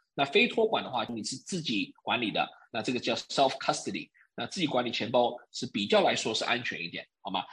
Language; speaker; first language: Chinese; early bilingual, heritage; Chinese